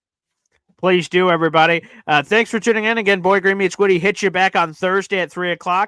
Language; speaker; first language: English; native; English